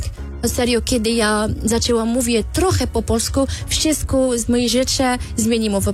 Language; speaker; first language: Polish; non-native, learner; Arabic